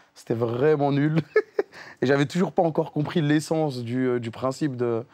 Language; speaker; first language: French; native; French